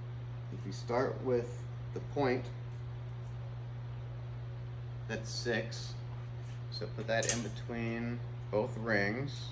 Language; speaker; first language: English; native; English